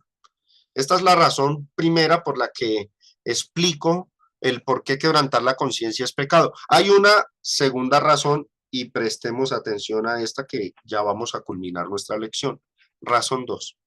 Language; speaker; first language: Spanish; native; Spanish